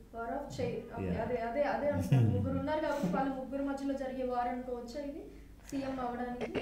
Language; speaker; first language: Telugu; native; Telugu